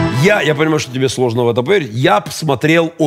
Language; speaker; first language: Russian; native; Russian